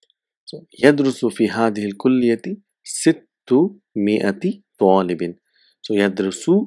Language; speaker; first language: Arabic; non-native, fluent; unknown